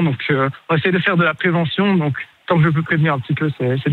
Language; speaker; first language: French; native; French